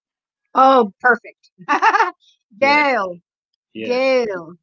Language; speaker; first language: Turkish; non-native, learner; English